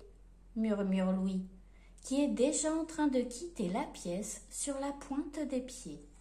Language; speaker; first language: French; native; French